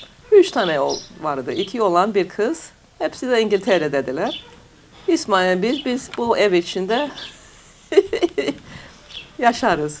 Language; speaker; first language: Turkish; non-native, fluent; English